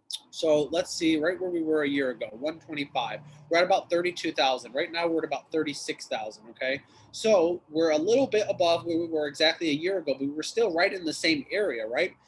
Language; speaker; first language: English; native; English